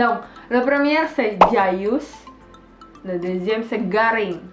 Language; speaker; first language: French; non-native, learner; Indonesian